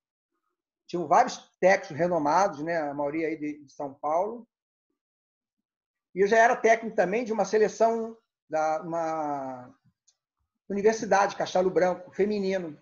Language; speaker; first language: Portuguese; native; Portuguese